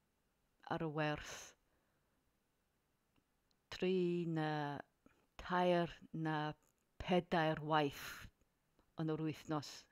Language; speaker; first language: Welsh; non-native, learner; English